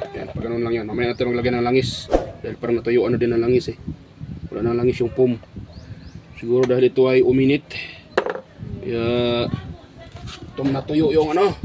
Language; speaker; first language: Filipino; non-native, local second language; Cebuano